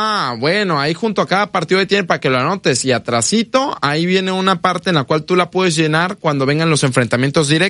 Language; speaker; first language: Spanish; native; Spanish